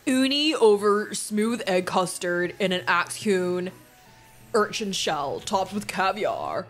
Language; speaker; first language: English; native; English